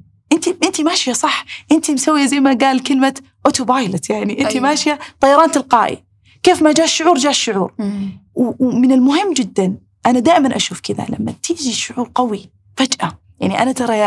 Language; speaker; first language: Arabic; native; Arabic